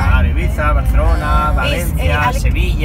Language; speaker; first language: Spanish; native; Spanish